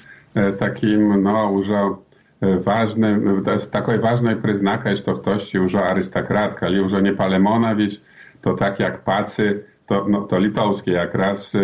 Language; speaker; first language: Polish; non-native, learner; Belarusian